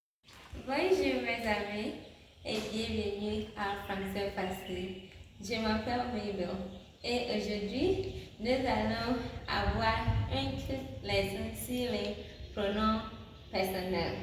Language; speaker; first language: French; non-native, fluent; English